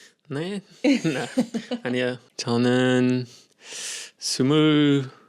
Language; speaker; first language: Korean; non-native, learner; English